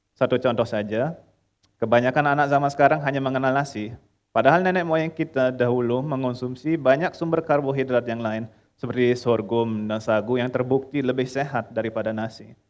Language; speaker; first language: Indonesian; early bilingual, heritage; Indonesian